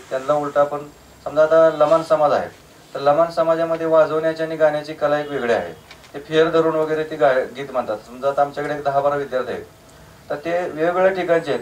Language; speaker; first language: Marathi; native; Marathi